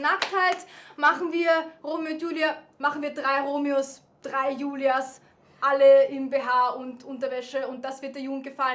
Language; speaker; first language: German; native; German